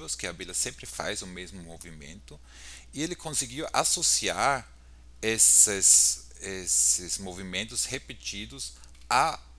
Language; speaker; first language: Portuguese; non-native, fluent; German